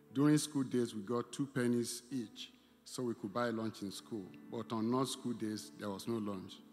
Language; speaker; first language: English; non-native, local second language; Igbo